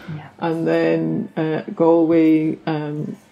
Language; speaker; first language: English; native; English